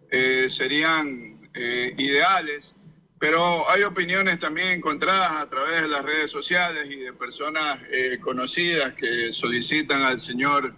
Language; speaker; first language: Spanish; native; Spanish